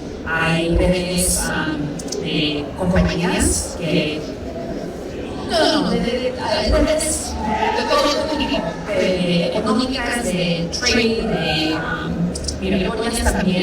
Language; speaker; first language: Spanish; early bilingual, heritage; Spanish